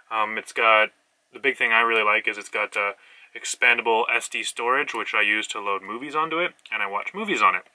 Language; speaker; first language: English; native; English